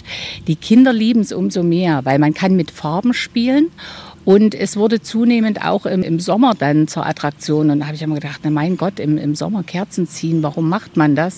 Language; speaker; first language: German; native; German